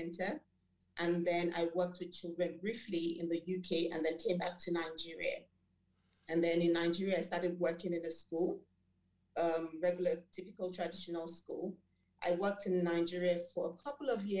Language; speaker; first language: English; non-native, local second language; Yoruba